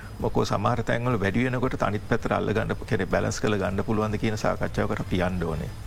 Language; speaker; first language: Sinhala; non-native, local second language; Tamil